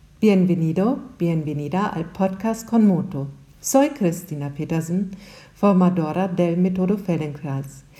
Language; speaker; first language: Spanish; non-native, learner; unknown